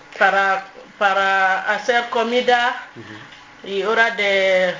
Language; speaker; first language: Spanish; non-native, learner; English